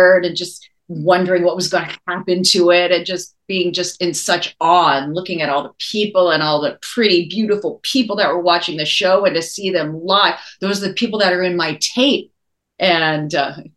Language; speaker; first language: English; native; English